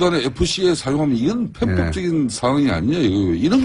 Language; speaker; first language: Korean; native; Korean